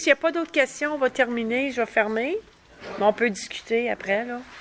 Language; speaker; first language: French; native; French